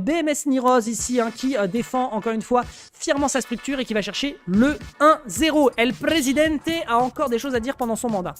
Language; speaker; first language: French; native; French